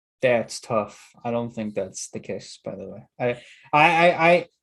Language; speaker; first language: English; native; English